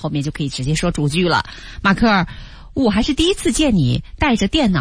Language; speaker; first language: Chinese; native; Chinese